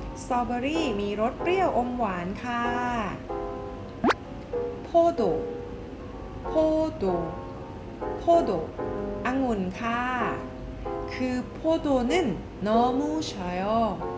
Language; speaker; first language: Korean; non-native, fluent; Thai